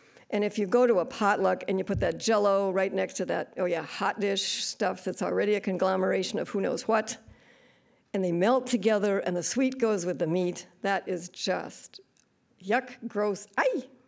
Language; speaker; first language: English; native; English